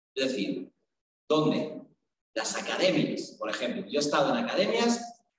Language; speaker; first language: Spanish; native; Spanish